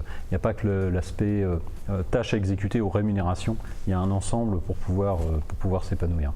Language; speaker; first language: French; native; French